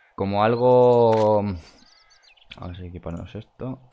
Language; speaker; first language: Spanish; non-native, fluent; Russian